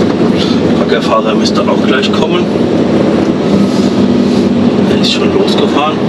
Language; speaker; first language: German; native; German